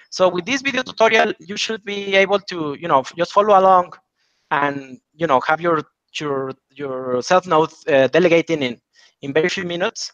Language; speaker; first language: English; non-native, fluent; Spanish